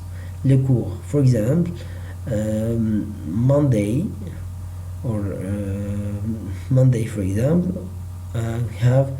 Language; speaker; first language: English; non-native, learner; Arabic